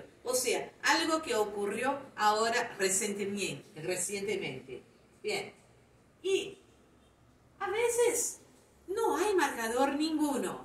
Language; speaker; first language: Spanish; non-native, fluent; Portuguese